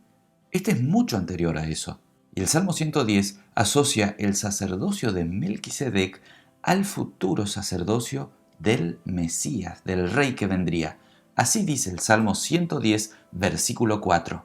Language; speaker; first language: Spanish; native; Spanish